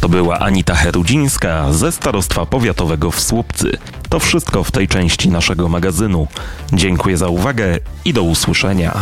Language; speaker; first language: Polish; native; Polish